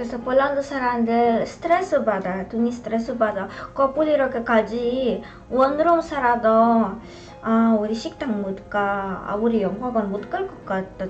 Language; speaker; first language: Korean; non-native, learner; Polish